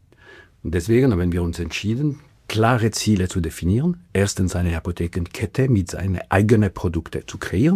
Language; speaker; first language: German; non-native, local second language; French